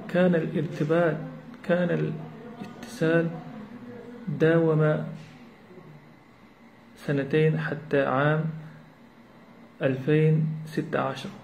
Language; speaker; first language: Arabic; non-native, learner; Uyghur